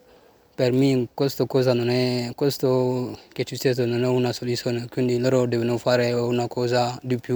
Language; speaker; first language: Italian; non-native, learner; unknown